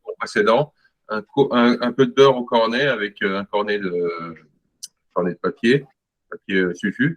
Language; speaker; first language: French; native; French